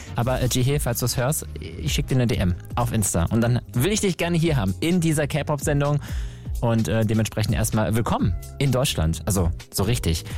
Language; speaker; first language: German; native; German